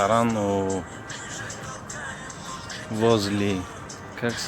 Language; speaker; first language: Russian; non-native, local second language; Tajik